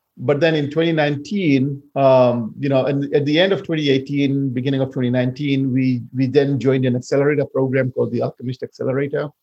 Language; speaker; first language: English; non-native, fluent; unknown